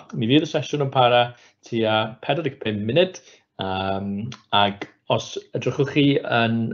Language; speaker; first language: Welsh; native; Welsh